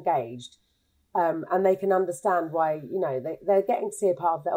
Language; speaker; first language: English; native; English